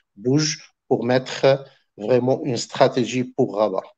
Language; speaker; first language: French; non-native, local second language; Arabic